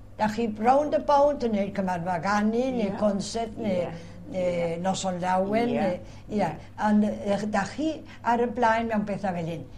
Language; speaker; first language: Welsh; early bilingual, heritage; Welsh